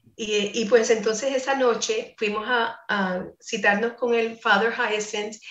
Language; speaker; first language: Spanish; non-native, fluent; English